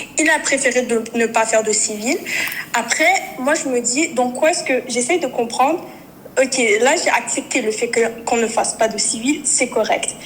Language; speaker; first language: French; native; French